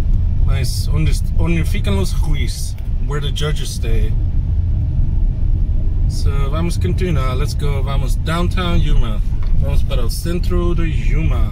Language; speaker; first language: Portuguese; non-native, learner; English